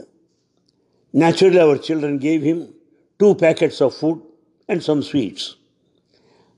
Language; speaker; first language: English; non-native, local second language; Telugu